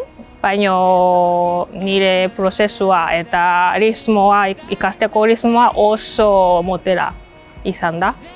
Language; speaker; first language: Basque; non-native, learner; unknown